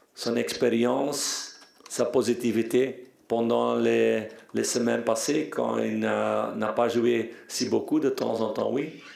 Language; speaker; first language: French; non-native, fluent; Dutch